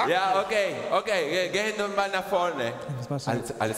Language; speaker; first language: German; non-native, learner; Spanish